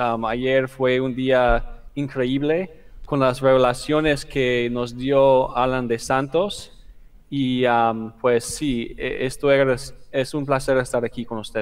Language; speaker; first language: Spanish; non-native, fluent; English